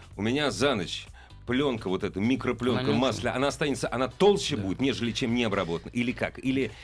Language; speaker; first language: Russian; native; Russian